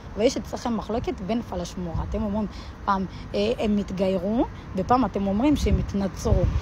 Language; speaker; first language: Hebrew; early bilingual, other home language; Amharic